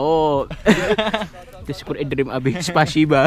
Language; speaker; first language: Turkish; non-native, learner; Indonesian